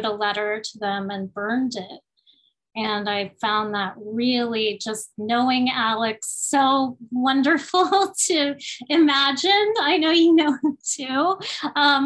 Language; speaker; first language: English; early bilingual, other home language; Spanish